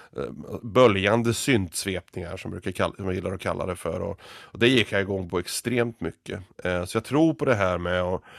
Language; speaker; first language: Swedish; early bilingual, other home language; Finnish